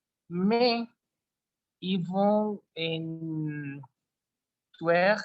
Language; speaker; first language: French; non-native, learner; Spanish